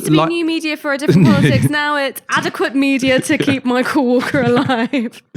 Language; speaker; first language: English; native; English